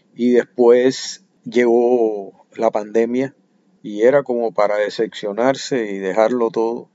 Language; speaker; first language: Spanish; native; Spanish